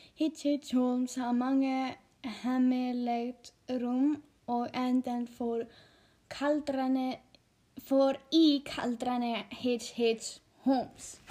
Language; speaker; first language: Danish; non-native, learner; Icelandic